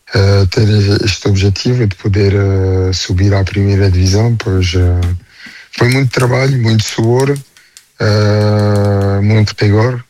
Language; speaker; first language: Portuguese; early bilingual, heritage; French